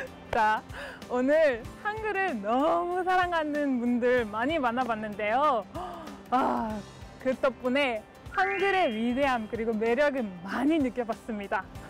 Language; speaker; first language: Korean; non-native, fluent; French